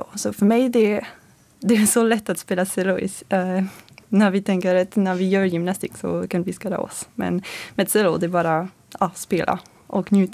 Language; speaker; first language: Swedish; non-native, fluent; French